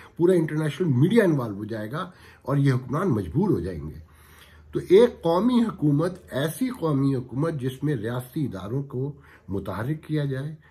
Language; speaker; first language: Urdu; native; Urdu